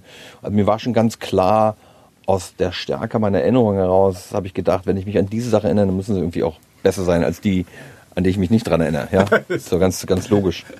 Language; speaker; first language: German; native; German